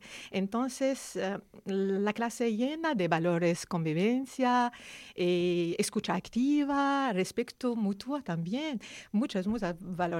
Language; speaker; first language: Spanish; non-native, learner; Arabic